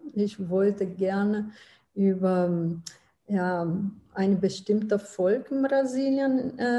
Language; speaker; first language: German; non-native, fluent; Portuguese